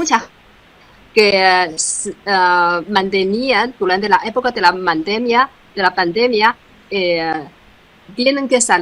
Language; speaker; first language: Spanish; non-native, fluent; Chinese